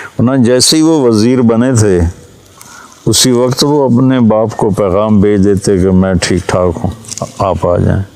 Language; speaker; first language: Urdu; non-native, local second language; Punjabi